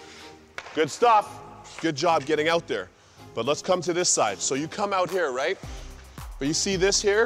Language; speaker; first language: English; native; English